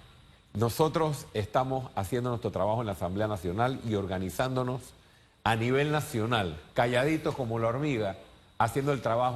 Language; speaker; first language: Spanish; native; Spanish